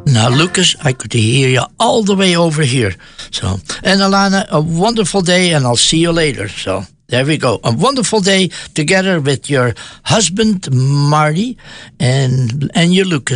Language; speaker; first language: English; non-native, fluent; Dutch